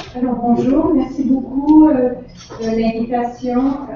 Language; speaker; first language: French; non-native, local second language; English